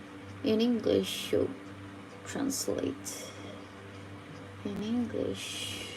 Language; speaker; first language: English; non-native, fluent; Filipino